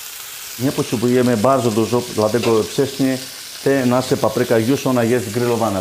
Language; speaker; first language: Polish; non-native, learner; Greek